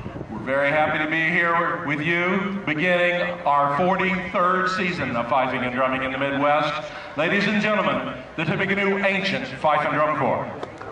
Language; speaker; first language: English; native; English